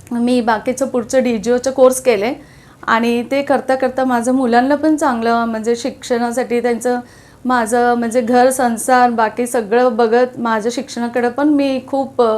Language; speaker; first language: Marathi; non-native, local second language; Telugu